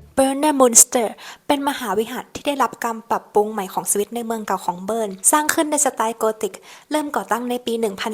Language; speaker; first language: Thai; native; Thai